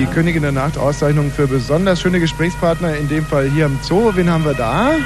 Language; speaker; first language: German; native; German